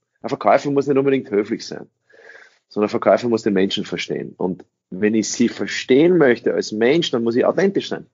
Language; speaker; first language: German; early bilingual, other home language; English